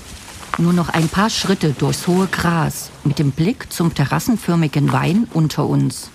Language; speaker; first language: German; native; German